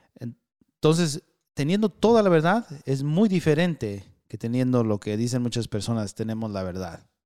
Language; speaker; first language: Spanish; early bilingual, heritage; Spanish